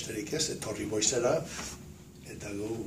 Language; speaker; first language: Basque; early bilingual, heritage; Basque